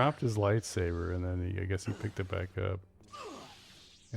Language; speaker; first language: English; native; English